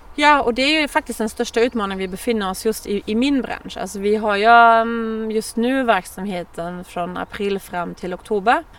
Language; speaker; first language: Swedish; non-native, fluent; German